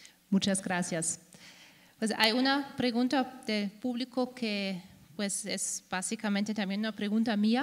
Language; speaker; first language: Spanish; non-native, fluent; German